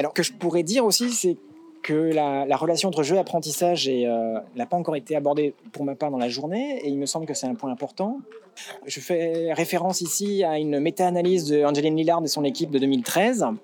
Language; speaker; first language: French; native; French